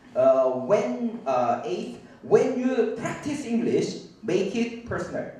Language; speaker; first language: English; non-native, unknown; Korean